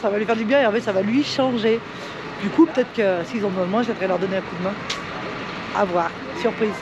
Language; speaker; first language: French; native; French